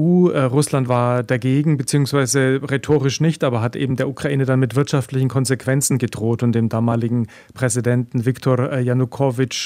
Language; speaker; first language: German; native; German